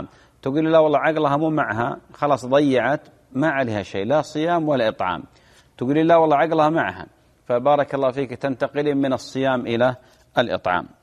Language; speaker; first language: Arabic; native; Arabic